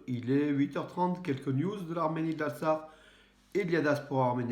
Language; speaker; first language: French; native; French